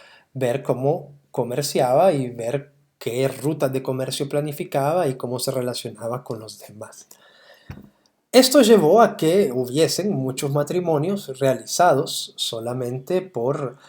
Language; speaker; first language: Spanish; native; Spanish